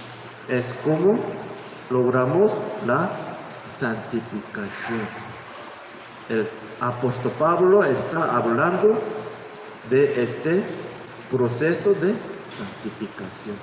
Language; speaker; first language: Spanish; non-native, learner; Korean